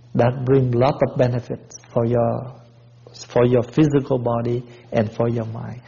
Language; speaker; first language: English; non-native, fluent; Vietnamese